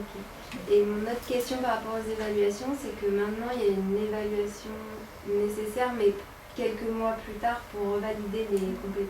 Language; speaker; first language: French; native; French